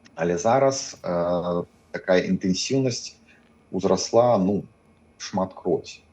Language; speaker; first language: Belarusian; native; Belarusian